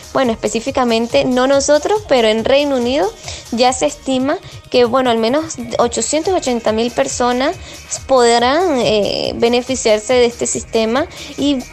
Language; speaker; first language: Spanish; native; Spanish